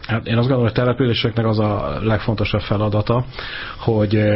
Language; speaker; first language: Hungarian; native; Hungarian